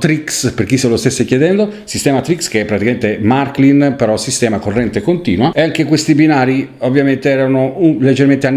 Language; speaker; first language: Italian; native; Italian